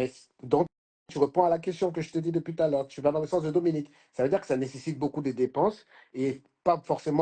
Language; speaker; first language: French; native; French